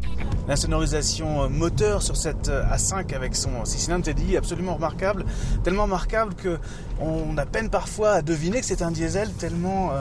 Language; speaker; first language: French; native; French